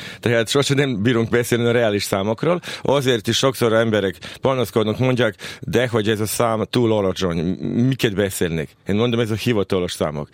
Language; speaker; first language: Hungarian; non-native, local second language; Serbian